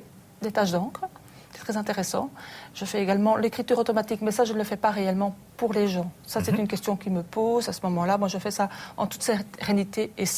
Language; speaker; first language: French; native; French